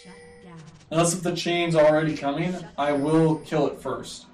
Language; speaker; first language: English; native; English